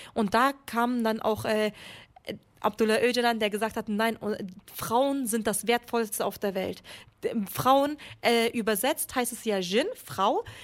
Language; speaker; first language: German; early bilingual, other home language; Kurdish